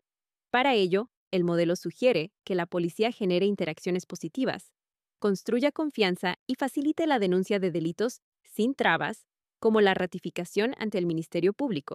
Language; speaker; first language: Spanish; native; Spanish